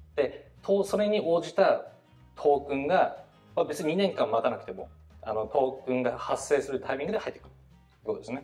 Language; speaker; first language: Japanese; native; Japanese